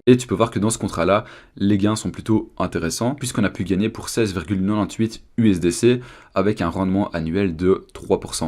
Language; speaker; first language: French; native; French